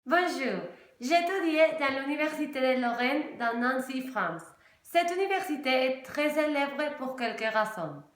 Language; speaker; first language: French; non-native, learner; Spanish